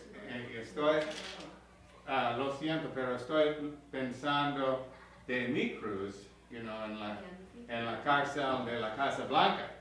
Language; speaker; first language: Spanish; non-native, learner; English